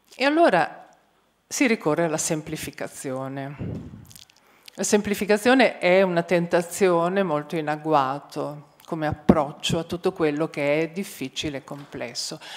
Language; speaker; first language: Italian; native; Italian